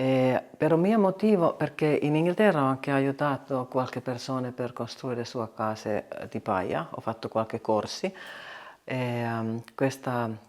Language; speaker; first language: Italian; non-native, learner; Finnish